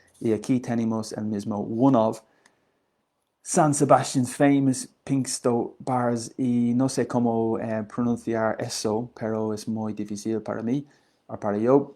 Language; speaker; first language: Spanish; non-native, learner; English